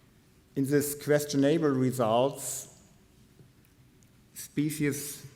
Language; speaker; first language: English; non-native, fluent; German